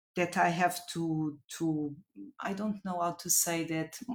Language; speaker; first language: English; non-native, fluent; Portuguese